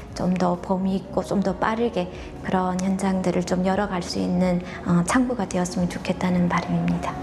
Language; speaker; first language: Korean; non-native, fluent; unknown